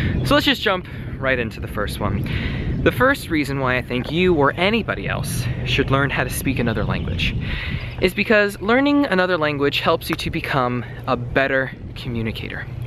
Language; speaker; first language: English; native; English